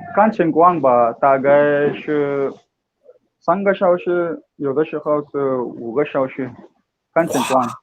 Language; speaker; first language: Chinese; non-native, learner; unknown